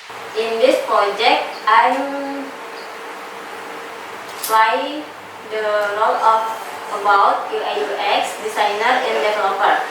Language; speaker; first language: English; non-native, learner; Indonesian